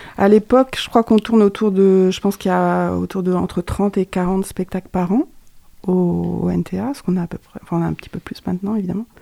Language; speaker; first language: French; native; French